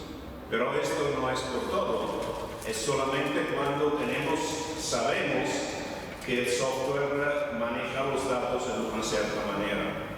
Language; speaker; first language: Spanish; non-native, fluent; Italian